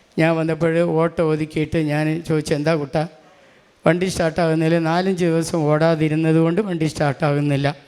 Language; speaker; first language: Malayalam; non-native, local second language; Tamil